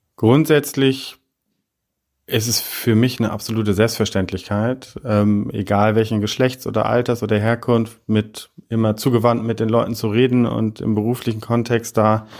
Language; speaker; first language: German; native; German